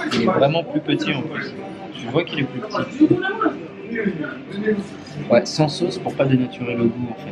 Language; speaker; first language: French; native; French